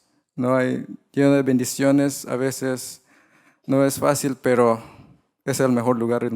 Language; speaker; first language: Spanish; non-native, fluent; English